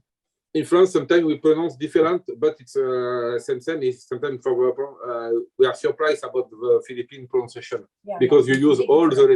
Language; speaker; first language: English; non-native, learner; French